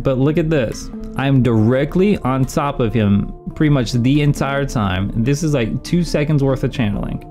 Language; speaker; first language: English; native; English